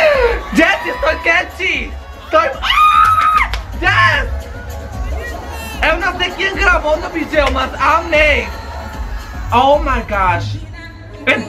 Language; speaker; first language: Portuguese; non-native, learner; Spanish